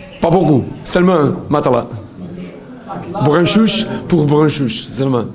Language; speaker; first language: French; non-native, learner; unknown